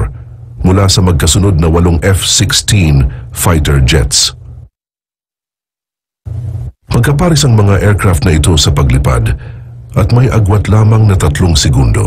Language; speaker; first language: Filipino; native; Filipino